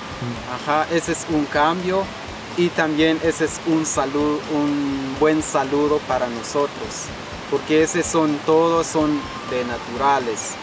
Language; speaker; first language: Spanish; non-native, local second language; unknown